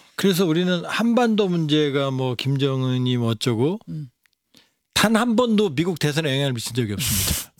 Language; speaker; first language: Korean; native; Korean